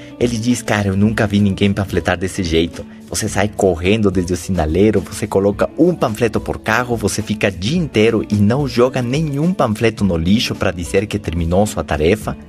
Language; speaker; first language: Portuguese; non-native, fluent; Spanish